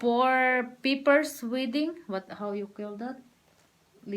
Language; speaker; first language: English; non-native, learner; Filipino